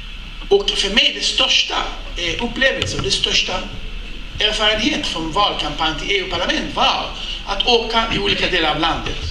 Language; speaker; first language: Swedish; non-native, fluent; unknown